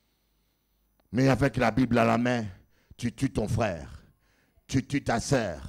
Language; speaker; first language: French; non-native, local second language; Lingala